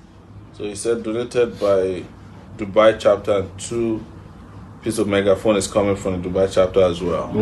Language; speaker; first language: English; non-native, local second language; Yoruba